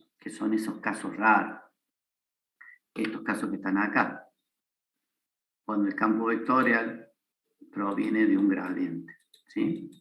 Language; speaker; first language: Spanish; native; Spanish